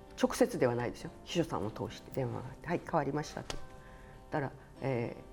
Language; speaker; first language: Japanese; native; Japanese